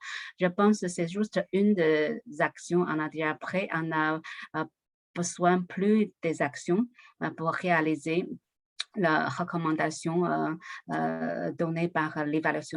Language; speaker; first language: French; non-native, learner; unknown